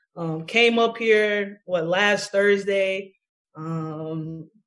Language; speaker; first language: English; native; English